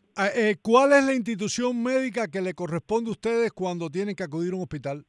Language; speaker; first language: Spanish; native; Spanish